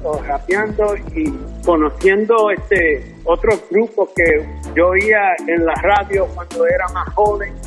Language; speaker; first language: Spanish; early bilingual, heritage; Spanish